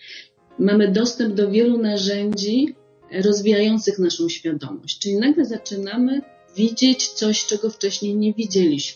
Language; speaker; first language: Polish; native; Polish